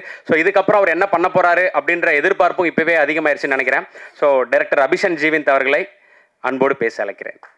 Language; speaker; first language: Tamil; native; Tamil